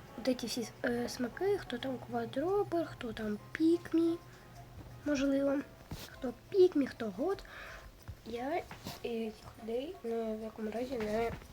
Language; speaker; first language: Ukrainian; non-native, local second language; Russian